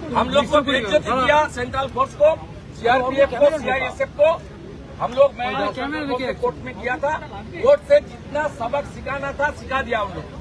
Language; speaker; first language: Hindi; non-native, local second language; Bangla